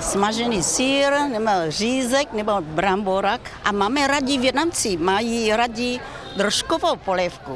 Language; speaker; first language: Czech; non-native, fluent; Vietnamese